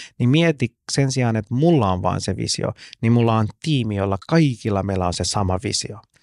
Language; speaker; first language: Finnish; early bilingual, other home language; Persian